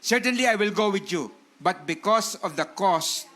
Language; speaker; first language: English; non-native, local second language; Filipino